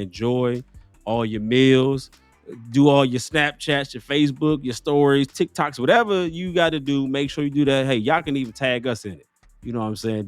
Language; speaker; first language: English; native; English